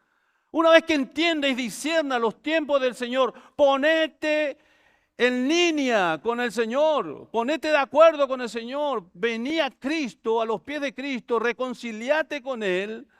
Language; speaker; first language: Spanish; native; Spanish